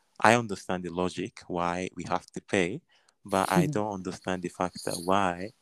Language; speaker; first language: English; non-native, learner; Japanese